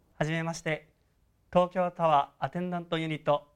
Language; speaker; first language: Japanese; non-native, fluent; Korean